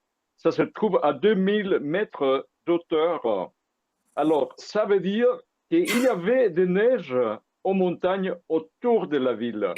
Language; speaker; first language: French; non-native, fluent; Spanish